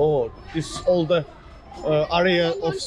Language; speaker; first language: English; non-native, learner; Azerbaijani